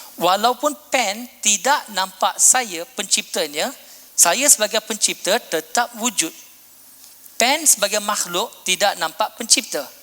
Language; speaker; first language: Malay; non-native, local second language; Punjabi